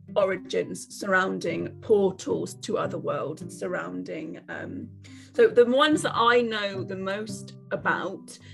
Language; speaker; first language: English; native; English